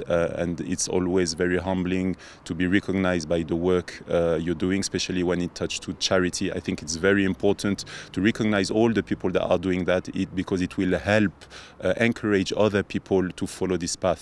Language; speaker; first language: English; non-native, fluent; French